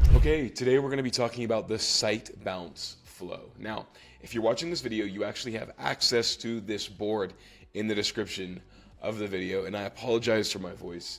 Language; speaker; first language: English; native; English